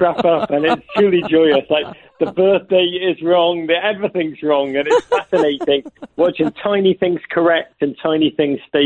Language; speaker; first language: English; native; English